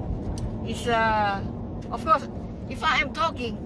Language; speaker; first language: English; non-native, learner; Filipino